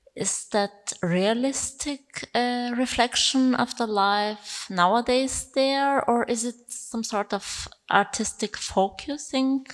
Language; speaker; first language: English; non-native, fluent; Bulgarian